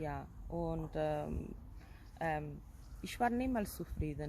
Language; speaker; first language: German; non-native, fluent; Spanish